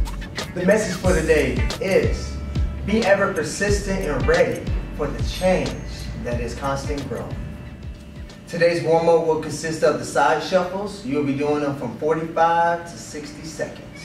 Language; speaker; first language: English; native; English